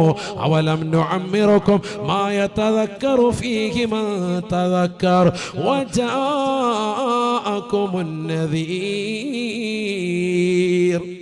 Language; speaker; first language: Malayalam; native; Malayalam